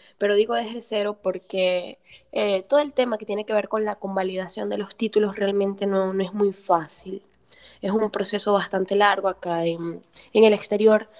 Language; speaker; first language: Spanish; native; Spanish